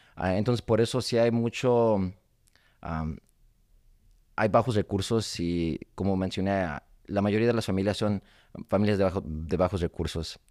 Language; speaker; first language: Spanish; early bilingual, heritage; Spanish